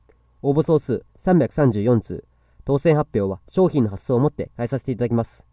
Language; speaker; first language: Japanese; native; Japanese